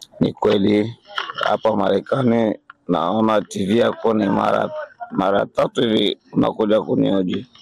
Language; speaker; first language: Swahili; native; Swahili